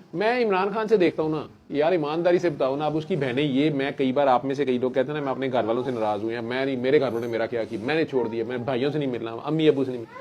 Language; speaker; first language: Urdu; non-native, local second language; Punjabi